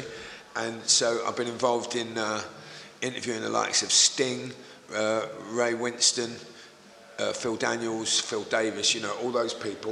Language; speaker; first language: English; native; English